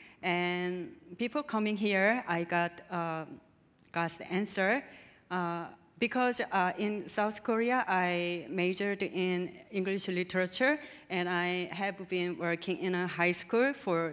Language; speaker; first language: English; non-native, learner; Korean